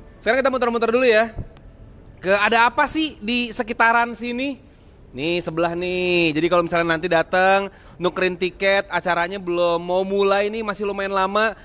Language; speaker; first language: Indonesian; native; Indonesian